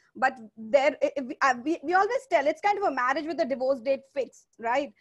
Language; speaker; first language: English; non-native, local second language; Hindi